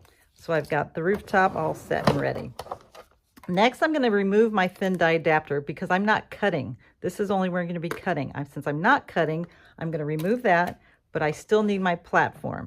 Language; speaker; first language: English; native; English